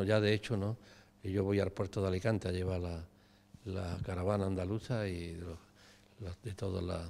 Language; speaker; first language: Spanish; native; Spanish